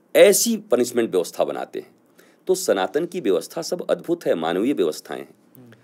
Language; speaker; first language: Hindi; native; Hindi